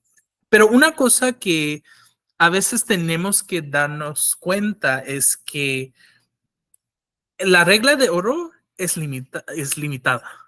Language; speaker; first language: Spanish; non-native, fluent; English